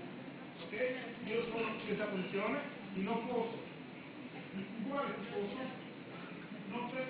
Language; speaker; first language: Italian; non-native, learner; Romanian